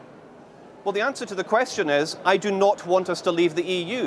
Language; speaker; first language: English; native; English